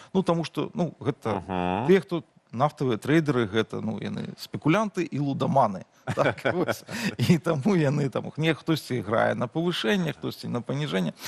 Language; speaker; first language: Belarusian; non-native, local second language; Russian